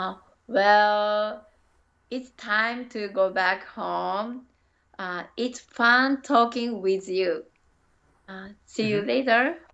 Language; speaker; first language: English; non-native, learner; Japanese